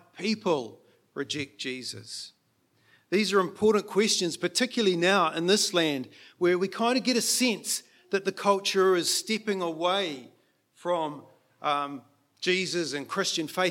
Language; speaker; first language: English; native; English